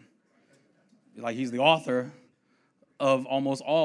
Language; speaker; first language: English; native; English